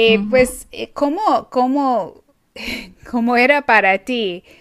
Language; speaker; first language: Spanish; non-native, fluent; English